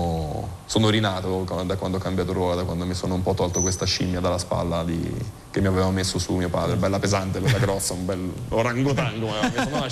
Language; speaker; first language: Italian; native; Italian